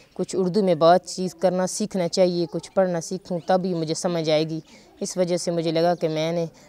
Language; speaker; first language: Urdu; non-native, local second language; Punjabi